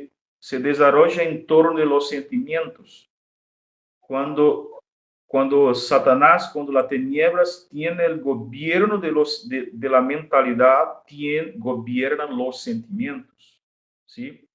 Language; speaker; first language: Spanish; non-native, fluent; Portuguese